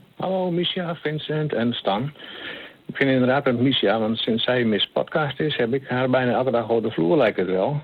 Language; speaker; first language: Dutch; non-native, local second language; Western Frisian